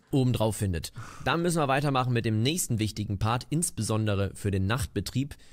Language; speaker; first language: German; native; German